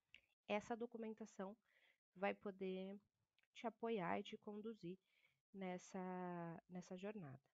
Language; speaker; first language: Portuguese; native; Portuguese